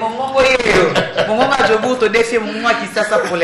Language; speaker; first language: French; non-native, local second language; Lingala